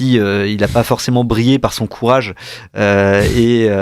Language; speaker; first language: French; native; French